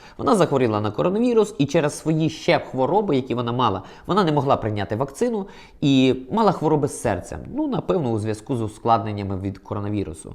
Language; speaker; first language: Ukrainian; native; Ukrainian